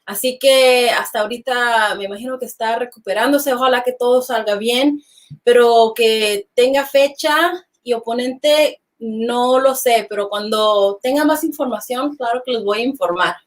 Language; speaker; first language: Spanish; early bilingual, heritage; Spanish